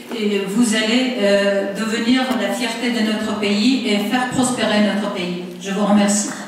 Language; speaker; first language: French; non-native, fluent; Armenian